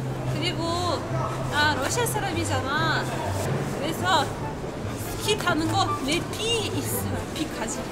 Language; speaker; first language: Korean; non-native, learner; Russian